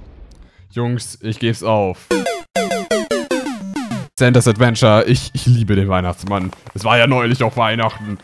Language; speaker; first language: German; native; German